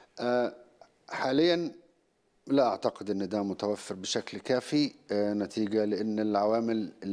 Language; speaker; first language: Arabic; native; Arabic